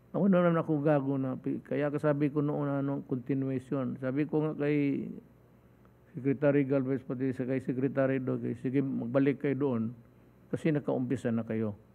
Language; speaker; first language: Filipino; non-native, local second language; Cebuano